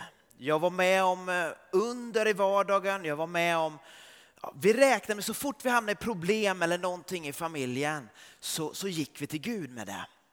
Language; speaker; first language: Swedish; early bilingual, heritage; Swedish